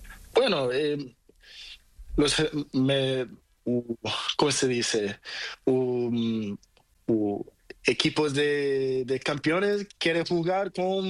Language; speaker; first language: Spanish; non-native, learner; Portuguese